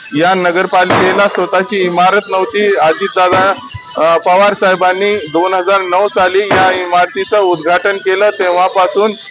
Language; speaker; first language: Marathi; native; Marathi